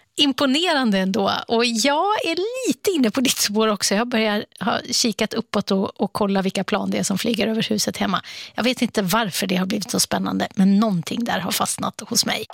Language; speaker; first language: Swedish; native; Swedish